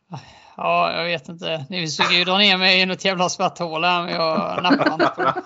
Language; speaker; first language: Swedish; native; Swedish